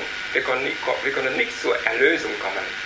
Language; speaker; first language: German; non-native, learner; Vietnamese